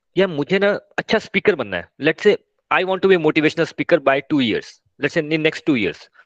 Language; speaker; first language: Hindi; non-native, local second language; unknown